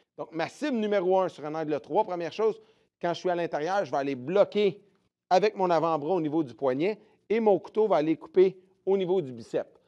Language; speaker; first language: French; native; French